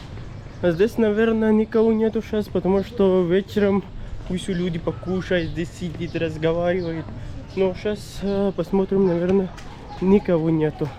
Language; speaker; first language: Russian; non-native, learner; Pashto